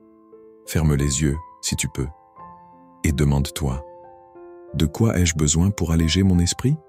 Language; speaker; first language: French; native; French